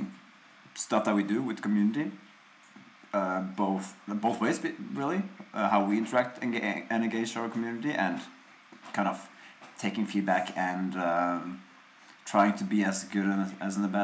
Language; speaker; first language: English; non-native, fluent; Norwegian